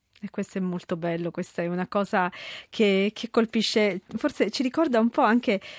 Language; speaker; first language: Italian; native; Italian